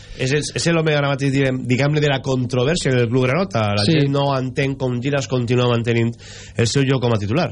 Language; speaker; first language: Catalan; native; Catalan